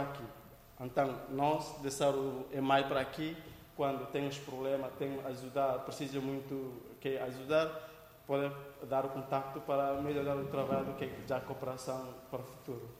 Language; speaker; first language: Portuguese; non-native, local second language; Tetum